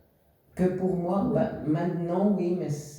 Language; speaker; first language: French; non-native, fluent; Spanish